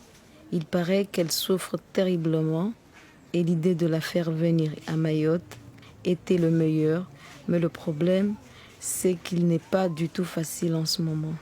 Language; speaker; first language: French; non-native, local second language; Comorian